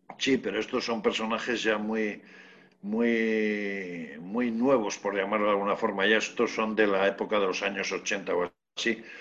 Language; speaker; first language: Spanish; native; Spanish